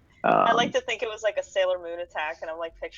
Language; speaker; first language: English; native; English